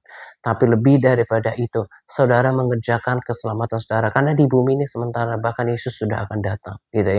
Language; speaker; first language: Indonesian; native; Indonesian